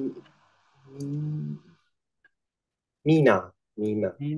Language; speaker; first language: Korean; non-native, learner; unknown